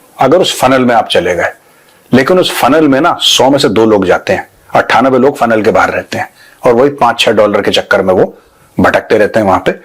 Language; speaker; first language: Hindi; native; Hindi